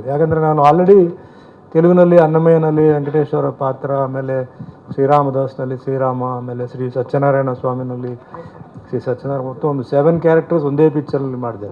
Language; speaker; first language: Kannada; non-native, fluent; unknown